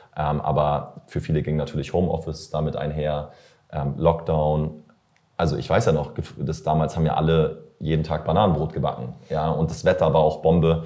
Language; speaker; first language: German; native; German